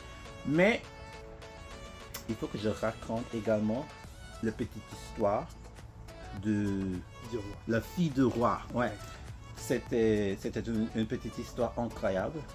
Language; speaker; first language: French; non-native, learner; English